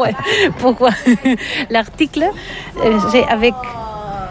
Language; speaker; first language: French; non-native, learner; Catalan